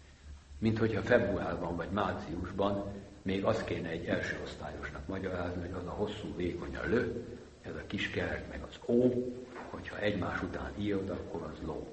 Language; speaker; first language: Hungarian; native; Hungarian